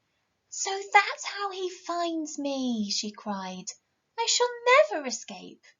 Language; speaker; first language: English; native; English